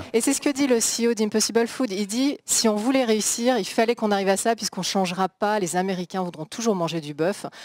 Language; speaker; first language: French; native; French